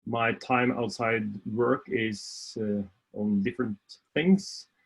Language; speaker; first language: English; non-native, fluent; Norwegian